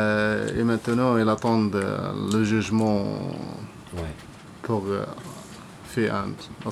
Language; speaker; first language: French; non-native, learner; Arabic